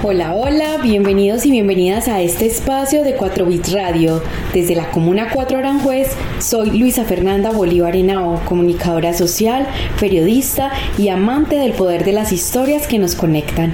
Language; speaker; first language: Spanish; native; Spanish